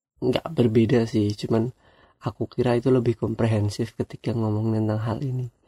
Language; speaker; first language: Indonesian; non-native, local second language; Javanese